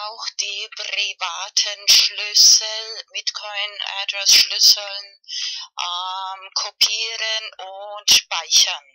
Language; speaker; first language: German; non-native, fluent; Spanish